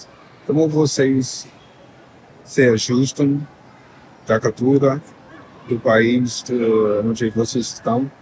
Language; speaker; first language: Portuguese; non-native, fluent; English